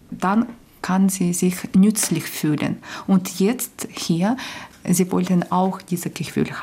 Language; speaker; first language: German; non-native, learner; Ukrainian